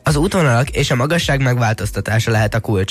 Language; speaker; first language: Hungarian; native; Hungarian